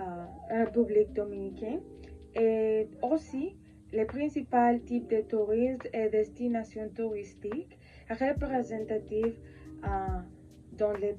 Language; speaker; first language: French; non-native, learner; Spanish